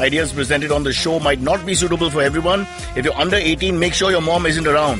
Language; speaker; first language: English; non-native, local second language; Hindi